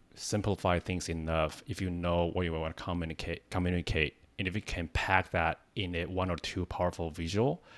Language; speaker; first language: English; non-native, fluent; Chinese